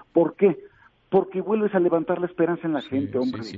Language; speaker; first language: Spanish; native; Spanish